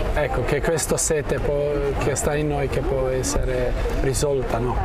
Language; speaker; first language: Italian; non-native, fluent; Croatian